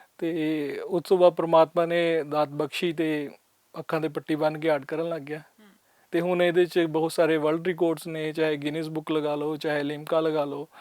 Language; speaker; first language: Punjabi; native; Punjabi